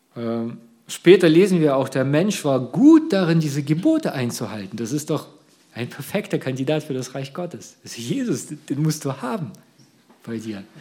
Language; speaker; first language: German; early bilingual, other home language; Russian